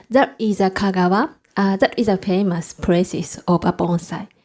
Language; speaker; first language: English; non-native, learner; Japanese